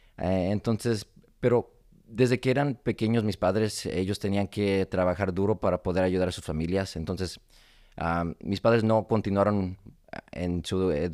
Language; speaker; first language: Spanish; early bilingual, heritage; Spanish